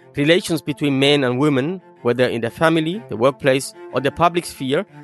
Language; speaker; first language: English; non-native, fluent; Spanish